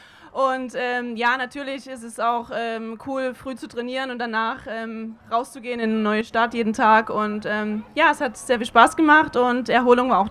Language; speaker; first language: German; native; German